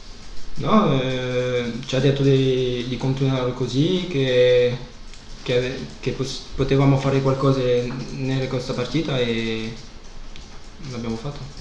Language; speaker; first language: Italian; non-native, fluent; French